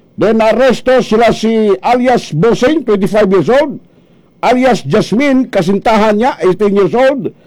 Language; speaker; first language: Filipino; non-native, local second language; Cebuano